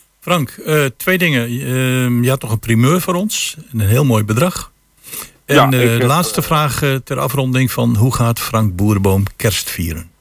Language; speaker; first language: Dutch; native; Dutch